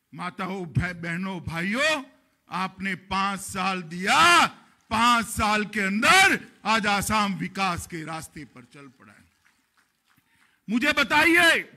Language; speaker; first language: Hindi; non-native, local second language; Gujarati